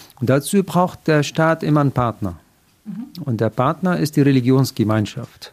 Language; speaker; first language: German; non-native, fluent; Arabic